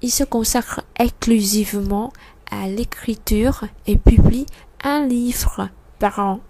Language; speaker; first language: French; non-native, fluent; Vietnamese